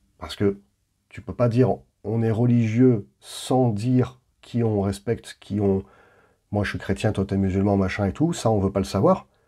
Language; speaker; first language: French; native; French